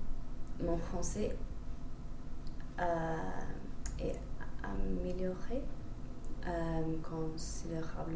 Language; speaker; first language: French; non-native, fluent; English